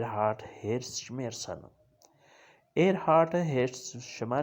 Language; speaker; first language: German; non-native, fluent; Urdu